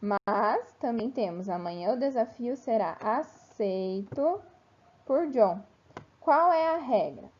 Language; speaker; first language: Portuguese; native; Portuguese